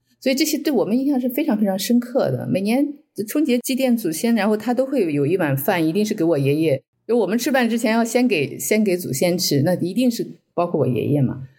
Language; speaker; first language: Chinese; native; Chinese